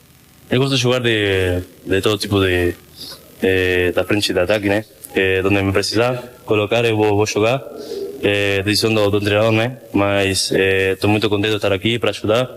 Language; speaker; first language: Portuguese; non-native, learner; Spanish